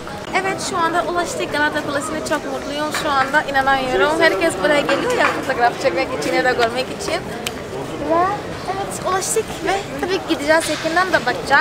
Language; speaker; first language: Turkish; non-native, fluent; Portuguese